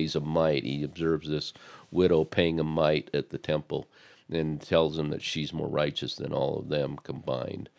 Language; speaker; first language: English; native; English